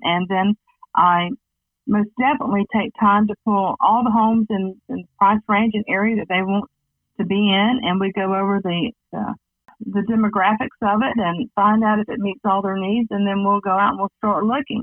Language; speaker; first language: English; native; English